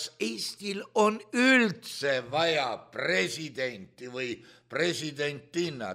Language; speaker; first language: Estonian; native; Estonian